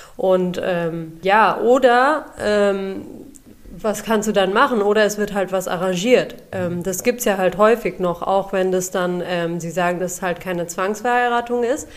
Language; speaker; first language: German; early bilingual, other home language; Urdu